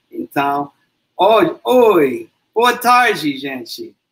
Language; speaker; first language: Portuguese; non-native, learner; English